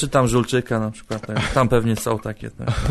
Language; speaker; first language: Polish; native; Polish